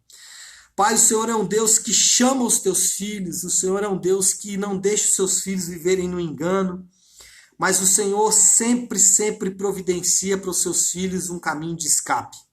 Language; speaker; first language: Portuguese; native; Portuguese